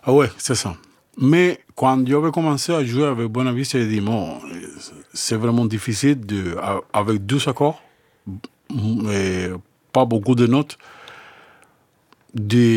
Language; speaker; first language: French; non-native, learner; Spanish